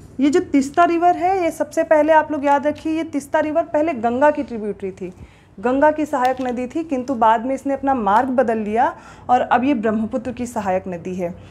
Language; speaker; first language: Hindi; native; Hindi